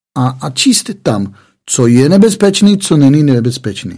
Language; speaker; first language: Czech; non-native, fluent; Hebrew